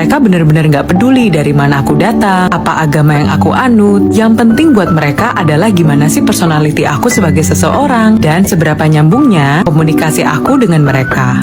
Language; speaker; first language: Indonesian; native; Indonesian